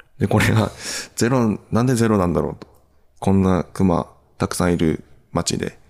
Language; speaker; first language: Japanese; native; Japanese